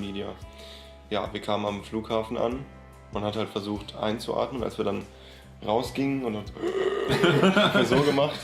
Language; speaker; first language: German; native; German